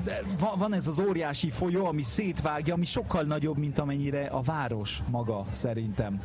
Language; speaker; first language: Hungarian; early bilingual, heritage; French